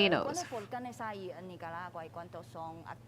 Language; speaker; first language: Spanish; non-native, fluent; Chinese